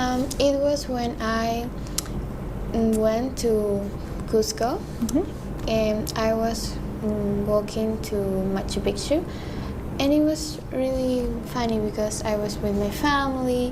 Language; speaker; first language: English; non-native, learner; Spanish